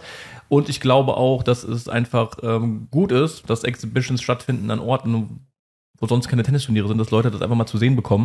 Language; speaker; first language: German; native; German